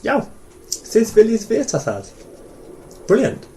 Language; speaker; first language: Icelandic; non-native, fluent; English